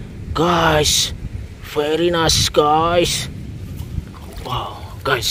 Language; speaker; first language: English; non-native, learner; Indonesian